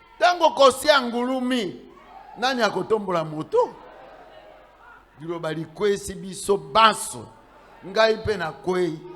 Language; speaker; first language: Lingala; native; Lingala